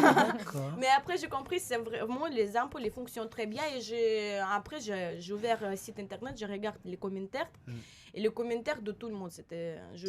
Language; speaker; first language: French; non-native, learner; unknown